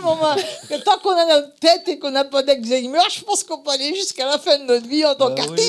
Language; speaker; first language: French; native; French